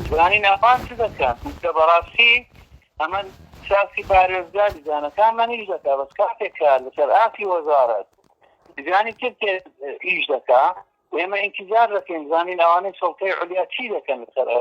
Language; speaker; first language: Central Kurdish; native; Central Kurdish